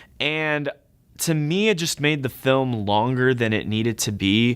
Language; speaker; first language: English; native; English